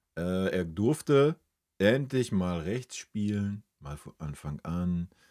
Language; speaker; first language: German; native; German